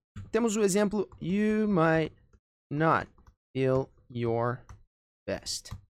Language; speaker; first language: English; non-native, fluent; Portuguese